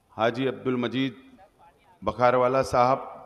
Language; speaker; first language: Hindi; native; Hindi